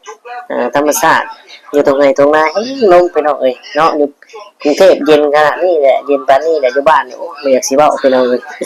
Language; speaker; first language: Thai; non-native, local second language; Lao